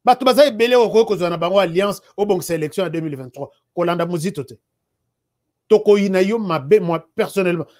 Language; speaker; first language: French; non-native, local second language; Lingala